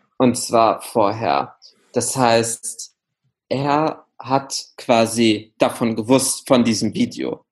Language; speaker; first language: German; early bilingual, other home language; Arabic